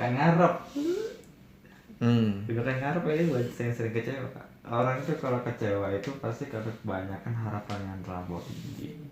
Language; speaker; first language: Indonesian; native; Indonesian